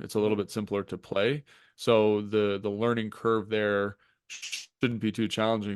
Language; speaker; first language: English; native; English